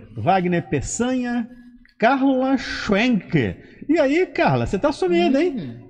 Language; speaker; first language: Portuguese; native; Portuguese